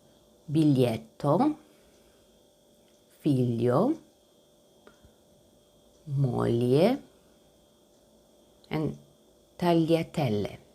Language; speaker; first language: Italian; non-native, learner; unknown